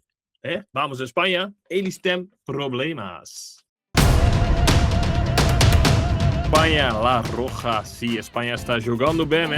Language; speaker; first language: Portuguese; non-native, fluent; Dutch